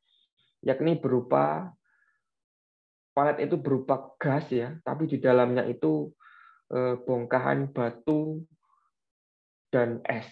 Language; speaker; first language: Indonesian; native; Indonesian